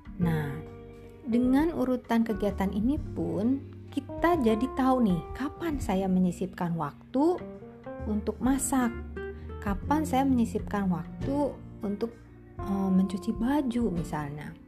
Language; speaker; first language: Indonesian; native; Indonesian